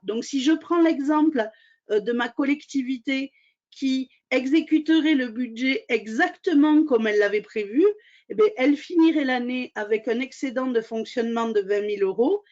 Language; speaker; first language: French; native; French